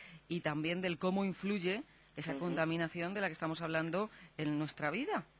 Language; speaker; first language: Spanish; native; Spanish